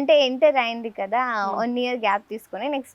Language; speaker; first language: Telugu; non-native, learner; Kannada